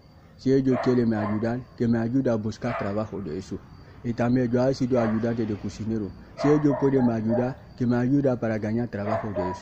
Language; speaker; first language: Spanish; non-native, learner; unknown